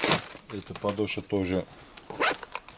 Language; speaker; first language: Russian; non-native, learner; Turkish